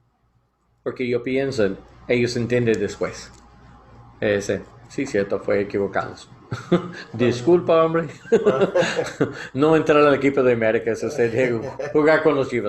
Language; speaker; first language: Spanish; non-native, learner; English